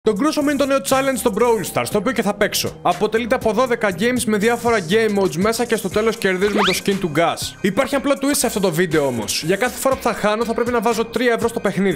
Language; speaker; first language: Greek; native; Greek